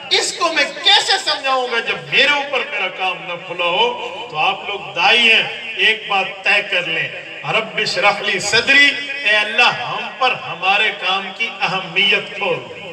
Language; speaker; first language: Urdu; non-native, local second language; Punjabi